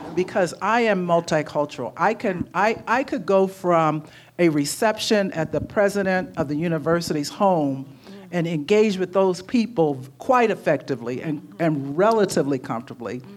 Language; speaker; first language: English; native; English